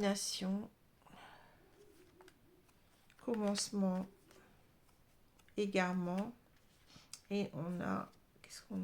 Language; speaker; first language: French; native; French